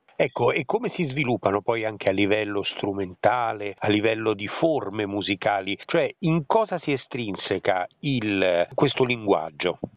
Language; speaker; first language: Italian; non-native, fluent; Persian